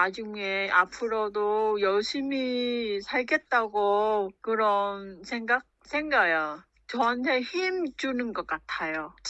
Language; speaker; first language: Korean; non-native, learner; Vietnamese